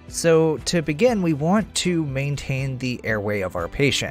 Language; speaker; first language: English; native; English